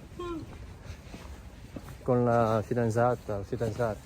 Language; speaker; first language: Italian; non-native, learner; Korean